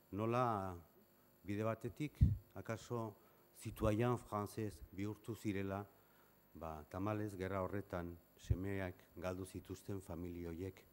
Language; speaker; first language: Basque; native; Basque